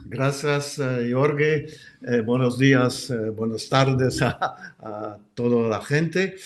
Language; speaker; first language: Spanish; non-native, fluent; French